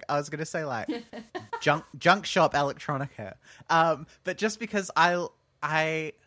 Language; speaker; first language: English; native; English